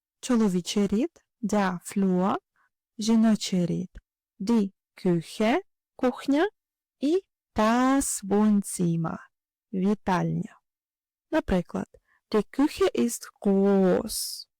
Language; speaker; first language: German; non-native, fluent; Ukrainian